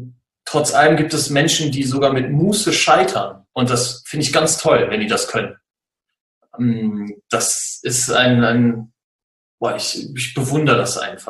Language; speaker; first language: German; native; German